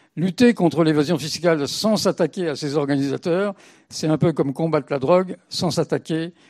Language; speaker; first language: French; native; French